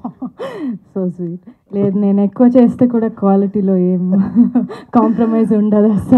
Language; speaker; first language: Telugu; non-native, fluent; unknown